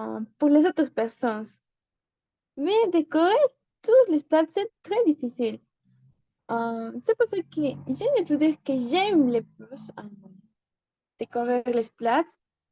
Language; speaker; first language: French; non-native, learner; Spanish